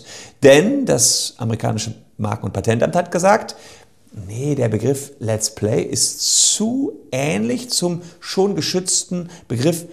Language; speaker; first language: German; native; German